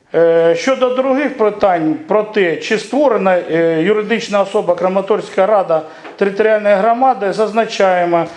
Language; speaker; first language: Ukrainian; non-native, local second language; Russian